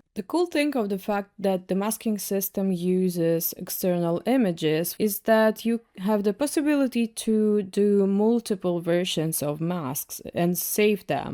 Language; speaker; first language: English; non-native, fluent; Russian